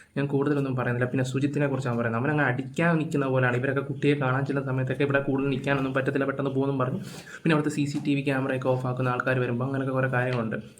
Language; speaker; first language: Malayalam; native; Malayalam